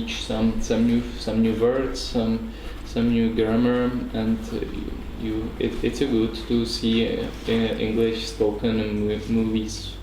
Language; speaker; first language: English; non-native, learner; Czech